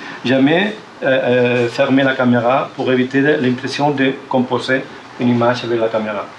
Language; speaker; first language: French; non-native, fluent; Spanish